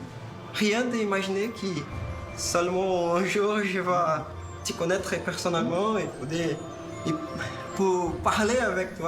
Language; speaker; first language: French; non-native, learner; Portuguese